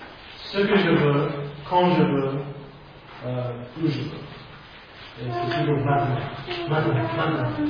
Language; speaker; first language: French; non-native, fluent; English